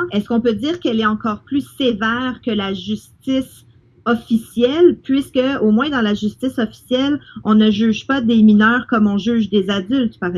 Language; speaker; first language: French; native; French